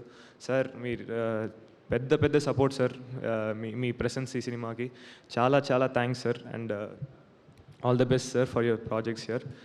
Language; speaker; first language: Telugu; non-native, learner; Tamil